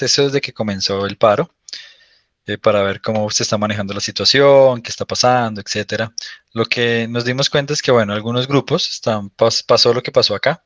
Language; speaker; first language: Spanish; native; Spanish